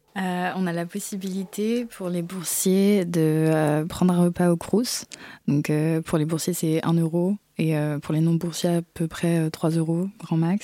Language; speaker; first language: French; native; French